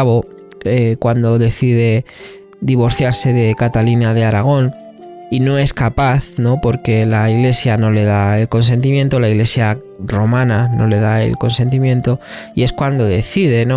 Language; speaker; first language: Spanish; native; Spanish